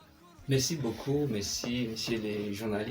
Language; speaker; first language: French; non-native, local second language; Kinyarwanda